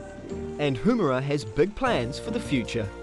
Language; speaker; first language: English; native; English